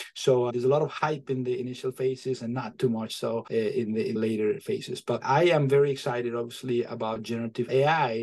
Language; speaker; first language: English; non-native, fluent; Spanish